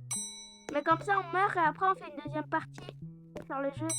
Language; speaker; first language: French; native; French